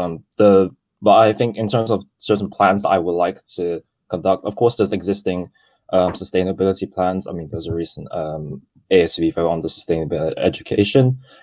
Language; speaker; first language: English; non-native, local second language; Cantonese